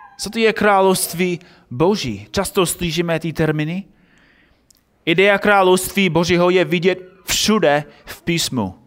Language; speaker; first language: Czech; non-native, fluent; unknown